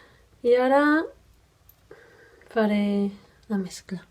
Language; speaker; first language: Catalan; non-native, fluent; Spanish